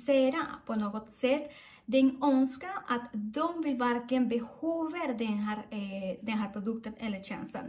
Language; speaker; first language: Swedish; non-native, fluent; Spanish